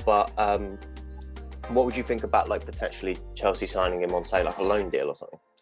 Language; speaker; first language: English; native; English